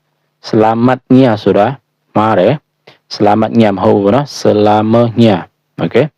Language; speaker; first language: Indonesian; non-native, fluent; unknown